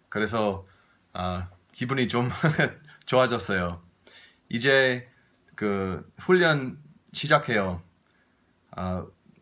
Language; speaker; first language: Korean; non-native, fluent; English